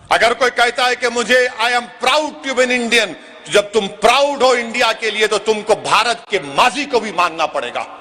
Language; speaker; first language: Urdu; native; Urdu